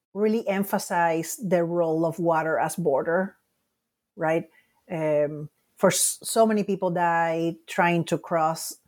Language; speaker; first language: English; non-native, fluent; Spanish